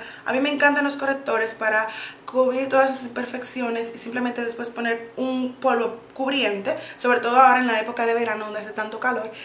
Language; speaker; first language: Spanish; native; Spanish